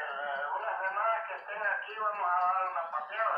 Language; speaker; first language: Spanish; native; Spanish